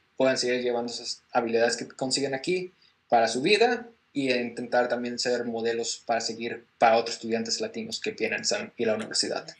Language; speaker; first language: Spanish; native; Spanish